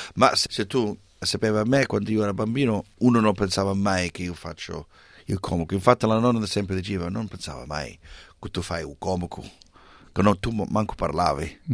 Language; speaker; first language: Italian; early bilingual, heritage; English